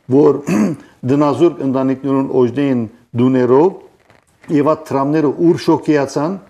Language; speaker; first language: Armenian; early bilingual, heritage; Armenian